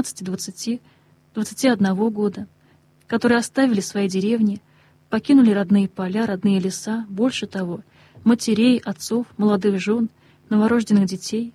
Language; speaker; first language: Russian; native; Russian